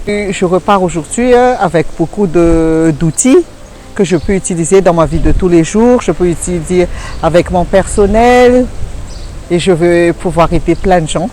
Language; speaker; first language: French; non-native, local second language; Malagasy